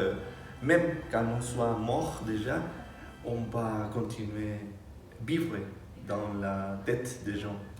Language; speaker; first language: French; non-native, fluent; Spanish